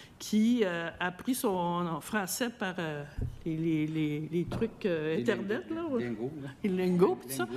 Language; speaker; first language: French; native; French